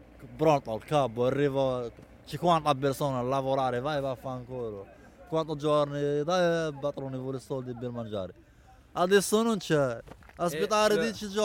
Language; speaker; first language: Italian; non-native, learner; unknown